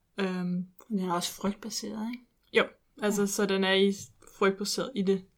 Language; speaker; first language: Danish; early bilingual, heritage; Danish